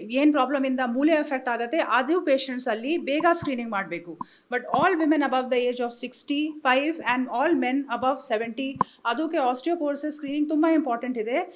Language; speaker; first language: Kannada; non-native, learner; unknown